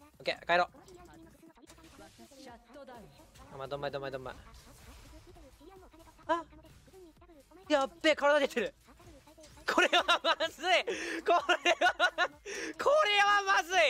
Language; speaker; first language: Japanese; native; Japanese